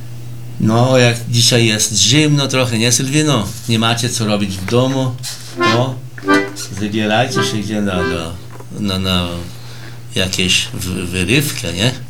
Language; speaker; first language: Polish; early bilingual, heritage; Portuguese